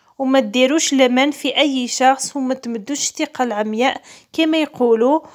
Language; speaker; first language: Arabic; non-native, local second language; Kabyle